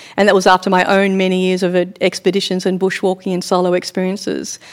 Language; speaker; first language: English; native; English